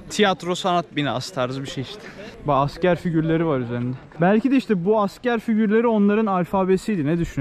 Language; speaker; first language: Turkish; native; Turkish